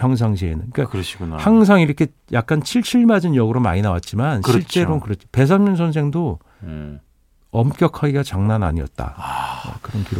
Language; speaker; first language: Korean; native; Korean